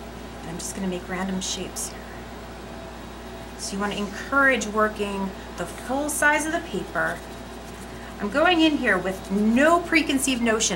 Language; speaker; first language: English; native; English